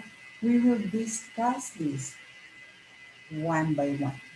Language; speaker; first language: English; non-native, local second language; Filipino